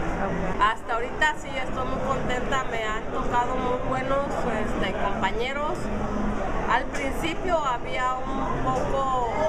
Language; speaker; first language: Spanish; non-native, local second language; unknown